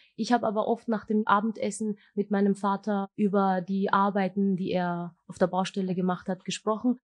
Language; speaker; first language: German; early bilingual, other home language; Turkish